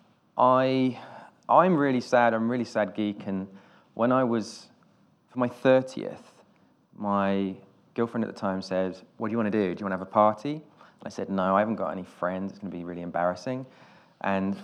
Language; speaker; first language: English; native; English